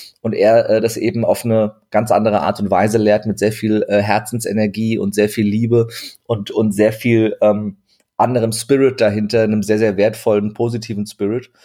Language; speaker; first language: German; early bilingual, other home language; Turkish